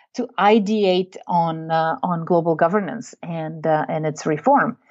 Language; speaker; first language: English; non-native, fluent; Bulgarian